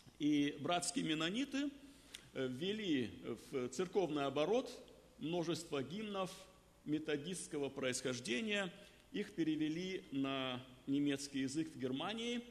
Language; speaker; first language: Russian; non-native, fluent; German